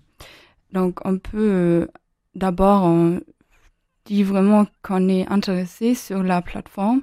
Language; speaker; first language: French; non-native, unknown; German